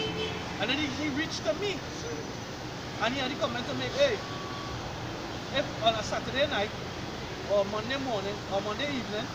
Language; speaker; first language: English; native; English